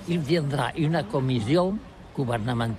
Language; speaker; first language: French; non-native, learner; Catalan